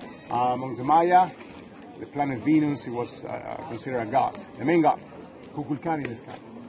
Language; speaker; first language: English; non-native, fluent; Spanish